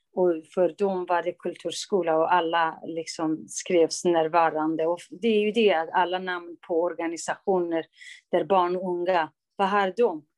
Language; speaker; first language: Swedish; non-native, local second language; Kurdish